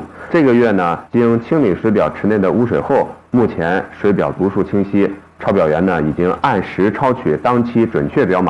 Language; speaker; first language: Chinese; native; Chinese